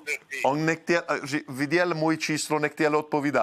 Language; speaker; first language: Czech; non-native, learner; Italian